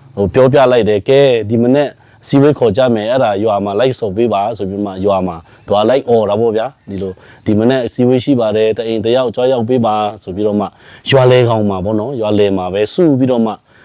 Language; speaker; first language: Burmese; non-native, local second language; Pa'o Karen